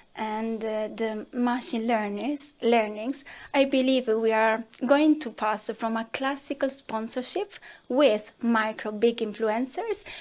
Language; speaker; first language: English; non-native, fluent; Italian